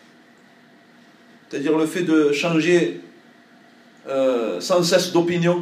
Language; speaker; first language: French; native; French